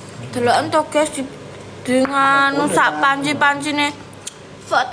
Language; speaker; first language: Vietnamese; non-native, learner; Javanese